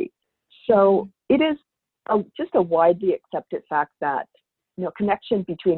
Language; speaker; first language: English; native; English